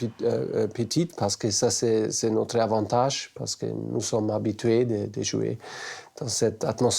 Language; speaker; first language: French; non-native, fluent; German